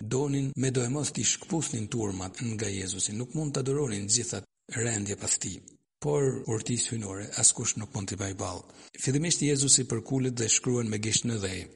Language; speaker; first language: Albanian; native; Albanian